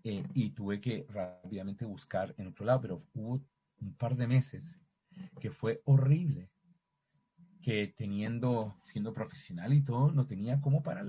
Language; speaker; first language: Spanish; native; Spanish